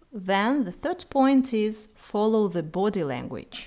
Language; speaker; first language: English; non-native, fluent; Russian